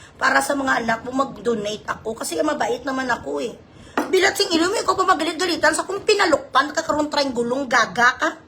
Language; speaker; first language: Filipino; non-native, local second language; Hiligaynon